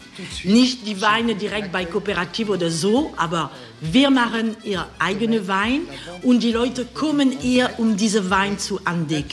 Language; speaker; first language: German; non-native, learner; French